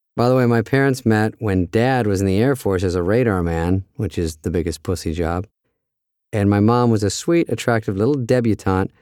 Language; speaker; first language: English; native; English